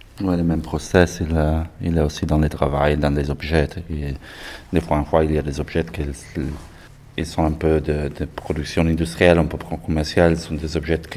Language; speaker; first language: French; non-native, learner; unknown